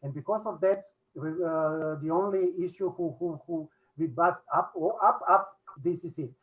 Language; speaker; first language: English; non-native, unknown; Macedonian